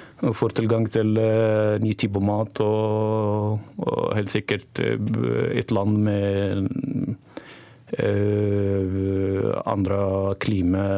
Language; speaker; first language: Norwegian; non-native, learner; Arabic